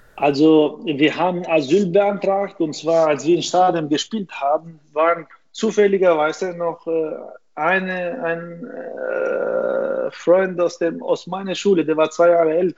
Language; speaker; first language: German; non-native, fluent; Albanian